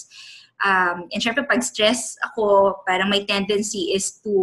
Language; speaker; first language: English; non-native, local second language; Filipino